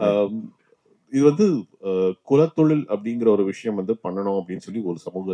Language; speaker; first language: Tamil; native; Tamil